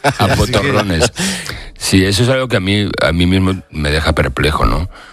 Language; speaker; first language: Spanish; native; Spanish